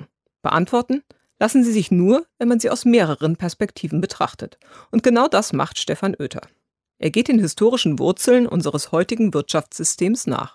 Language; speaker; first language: German; native; German